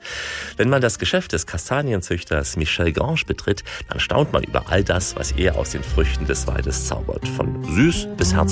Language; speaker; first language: German; native; German